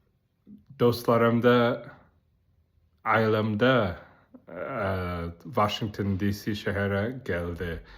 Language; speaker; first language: Turkish; non-native, learner; Azerbaijani